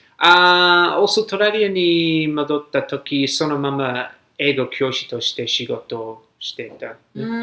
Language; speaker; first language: Japanese; non-native, fluent; English